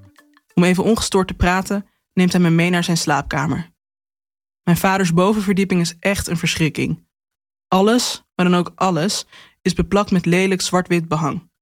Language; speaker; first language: Dutch; native; Dutch